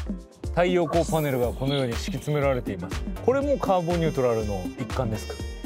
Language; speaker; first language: Japanese; native; Japanese